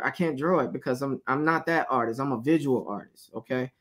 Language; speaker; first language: English; native; English